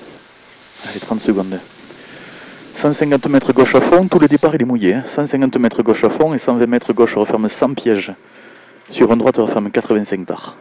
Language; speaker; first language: French; native; French